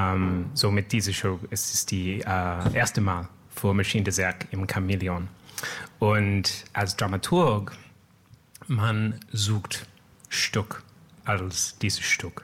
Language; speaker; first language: German; non-native, learner; French